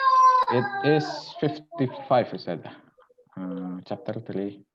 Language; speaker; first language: English; non-native, local second language; Indonesian